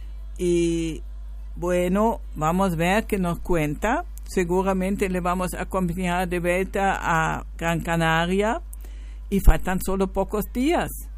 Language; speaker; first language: Spanish; non-native, fluent; German